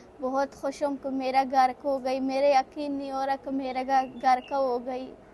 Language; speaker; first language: Urdu; non-native, learner; Persian